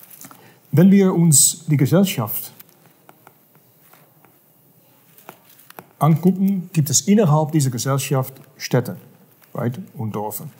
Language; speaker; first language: German; non-native, fluent; Dutch